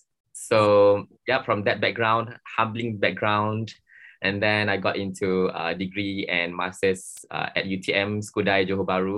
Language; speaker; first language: English; non-native, local second language; Malay